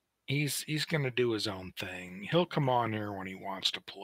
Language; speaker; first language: English; native; English